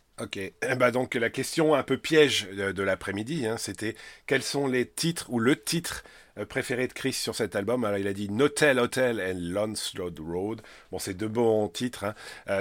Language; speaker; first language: French; native; French